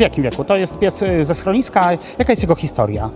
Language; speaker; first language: Polish; native; Polish